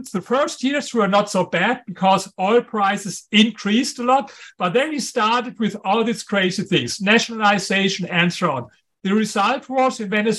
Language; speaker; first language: English; non-native, fluent; German